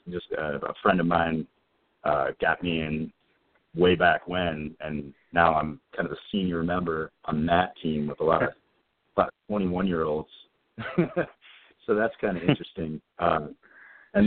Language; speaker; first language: English; native; English